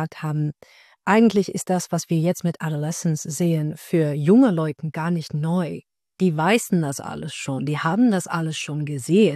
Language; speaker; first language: German; non-native, fluent; Dutch